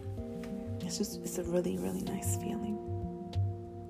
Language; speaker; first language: English; early bilingual, other home language; Spanish